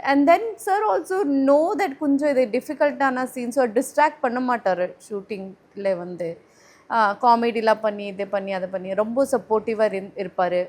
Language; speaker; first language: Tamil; non-native, learner; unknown